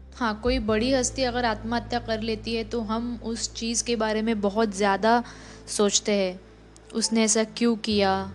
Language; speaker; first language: Hindi; non-native, local second language; Marathi